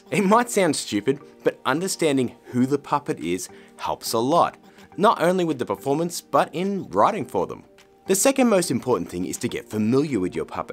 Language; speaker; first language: English; native; English